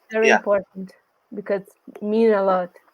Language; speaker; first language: English; non-native, learner; Portuguese